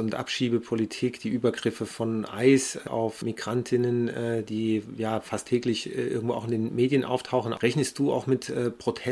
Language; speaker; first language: German; native; German